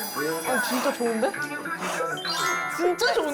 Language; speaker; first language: Korean; native; Korean